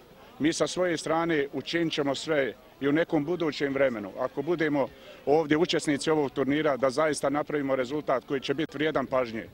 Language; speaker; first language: Bosnian; native; Bosnian